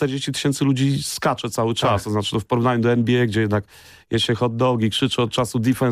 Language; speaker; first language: Polish; native; Polish